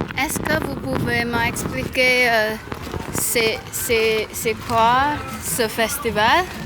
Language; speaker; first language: French; non-native, learner; English